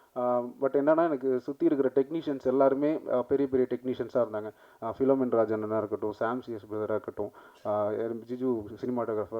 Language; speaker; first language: Tamil; native; Tamil